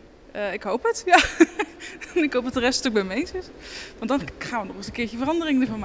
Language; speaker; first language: Dutch; native; Dutch